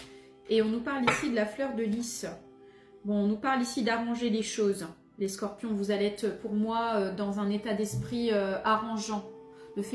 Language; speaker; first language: French; native; French